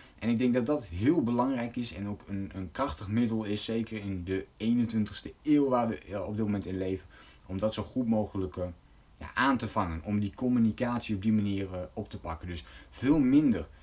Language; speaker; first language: Dutch; native; Dutch